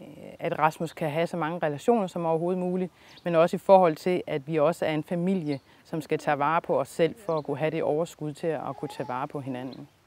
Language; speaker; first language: Danish; native; Danish